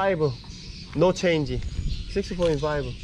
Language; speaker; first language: English; non-native, learner; Korean